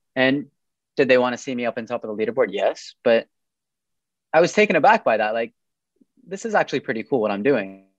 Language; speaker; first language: English; early bilingual, other home language; Arabic